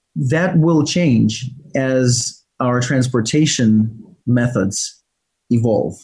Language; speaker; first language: English; non-native, fluent; Ukrainian